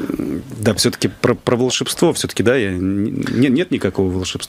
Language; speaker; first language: Russian; native; Russian